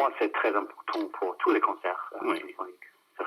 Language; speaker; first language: French; non-native, fluent; English